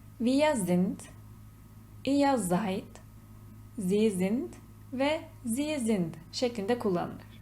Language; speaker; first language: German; non-native, fluent; Turkish